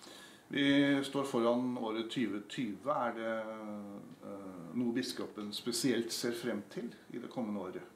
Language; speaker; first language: Norwegian; native; Norwegian